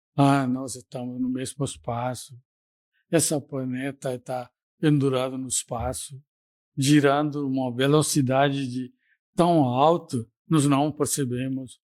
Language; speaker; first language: Portuguese; non-native, fluent; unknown